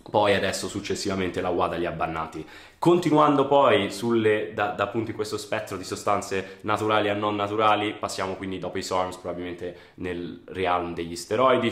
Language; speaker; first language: Italian; native; Italian